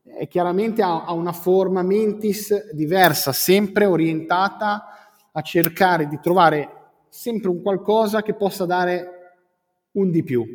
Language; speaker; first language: Italian; native; Italian